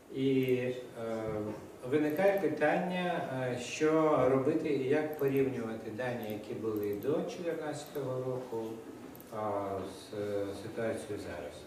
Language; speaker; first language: Ukrainian; non-native, local second language; Russian